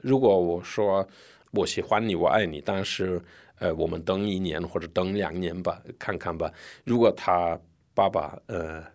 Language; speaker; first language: Chinese; non-native, fluent; Danish